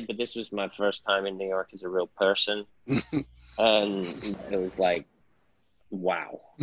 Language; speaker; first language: English; native; English